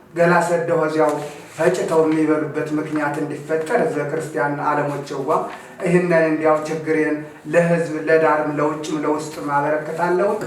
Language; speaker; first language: Amharic; native; Amharic